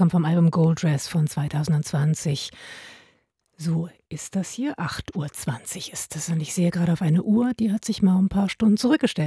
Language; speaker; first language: German; native; German